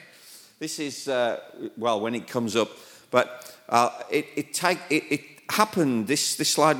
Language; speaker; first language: English; native; English